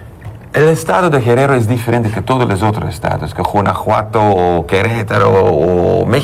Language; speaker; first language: Spanish; non-native, learner; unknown